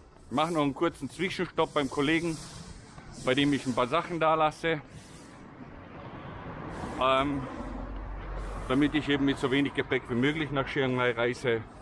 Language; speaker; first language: German; native; German